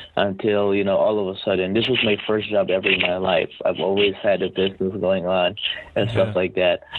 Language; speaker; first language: English; non-native, local second language; Filipino